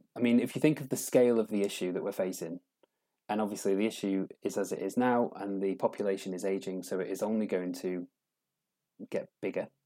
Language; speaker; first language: English; native; English